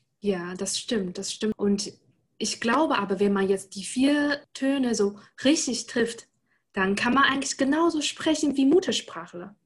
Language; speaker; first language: German; non-native, fluent; Chinese